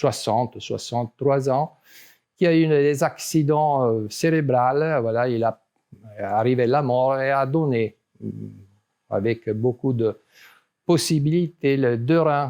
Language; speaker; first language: French; non-native, learner; Italian